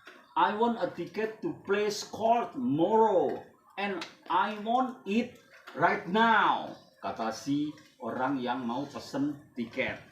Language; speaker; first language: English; non-native, learner; Indonesian